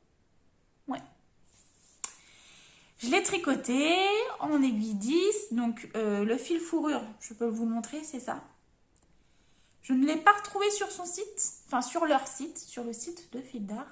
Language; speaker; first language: French; native; French